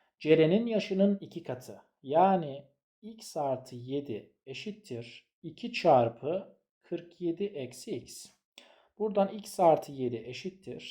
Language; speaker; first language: Turkish; native; Turkish